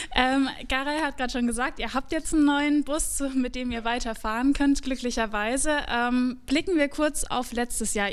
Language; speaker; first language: German; native; German